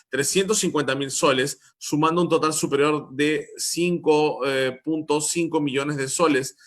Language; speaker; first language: Spanish; native; Spanish